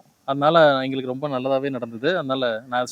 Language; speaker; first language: Tamil; native; Tamil